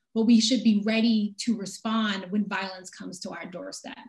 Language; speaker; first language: English; native; English